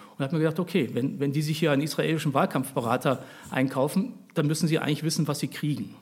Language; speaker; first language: German; native; German